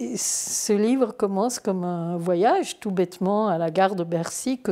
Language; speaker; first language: French; non-native, fluent; Turkish